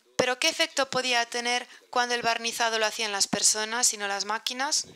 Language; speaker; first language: Spanish; non-native, fluent; Persian